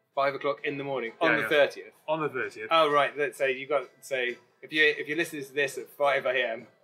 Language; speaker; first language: English; native; English